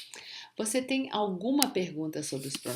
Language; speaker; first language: Portuguese; non-native, fluent; English